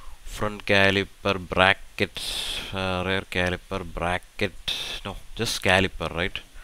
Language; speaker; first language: English; non-native, local second language; Malayalam